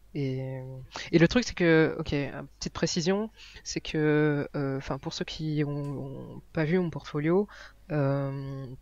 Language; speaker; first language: French; native; French